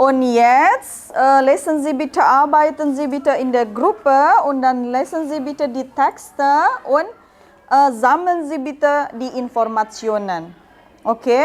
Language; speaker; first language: German; non-native, learner; Indonesian